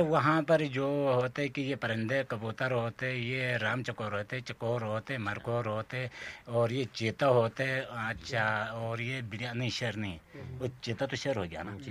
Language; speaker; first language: Urdu; non-native, local second language; Balti